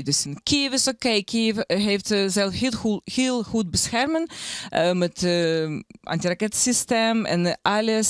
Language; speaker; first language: Dutch; non-native, learner; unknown